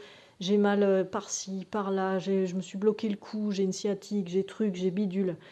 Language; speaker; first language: French; native; French